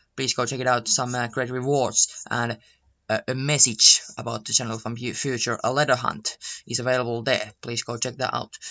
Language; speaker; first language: English; non-native, fluent; Finnish